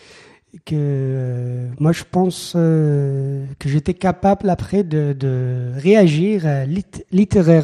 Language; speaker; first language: French; non-native, fluent; Persian